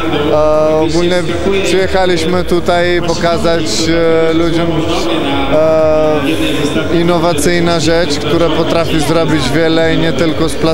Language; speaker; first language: Polish; non-native, fluent; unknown